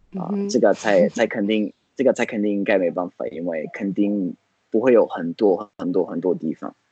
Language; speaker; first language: Chinese; non-native, fluent; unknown